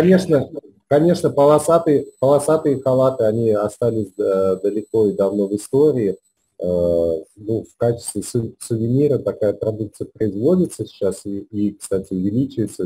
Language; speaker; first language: Russian; native; Russian